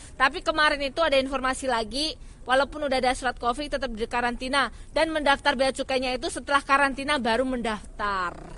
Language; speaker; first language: Indonesian; non-native, local second language; Javanese